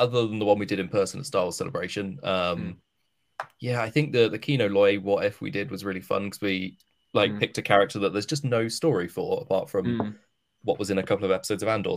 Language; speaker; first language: English; native; English